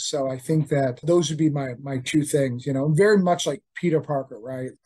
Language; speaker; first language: English; native; English